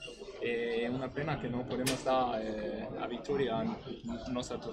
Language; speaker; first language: Portuguese; non-native, learner; Spanish